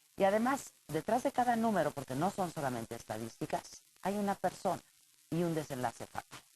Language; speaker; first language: Spanish; native; Spanish